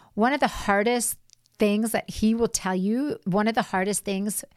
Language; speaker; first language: English; native; English